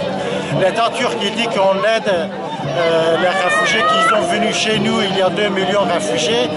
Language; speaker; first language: French; non-native, learner; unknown